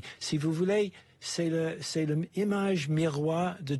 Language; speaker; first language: French; non-native, fluent; English